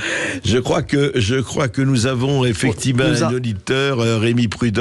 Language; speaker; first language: French; native; French